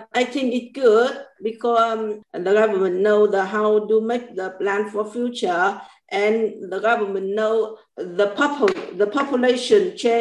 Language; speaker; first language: English; non-native, learner; Vietnamese